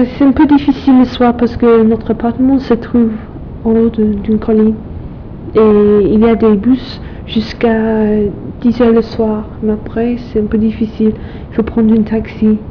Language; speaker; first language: French; non-native, fluent; English